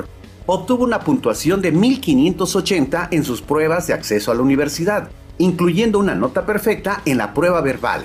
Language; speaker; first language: Spanish; native; Spanish